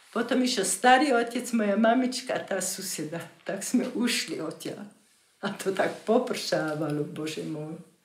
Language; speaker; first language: Slovak; non-native, local second language; German